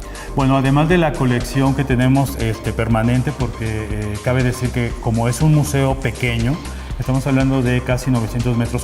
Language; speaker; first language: Spanish; native; Spanish